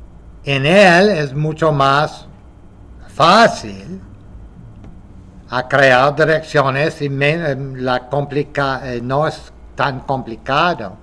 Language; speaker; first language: Spanish; non-native, fluent; English